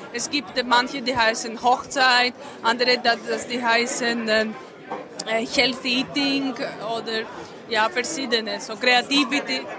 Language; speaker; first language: German; non-native, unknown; Greek